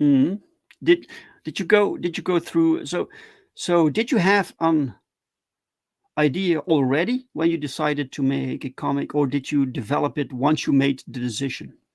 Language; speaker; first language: English; non-native, fluent; Dutch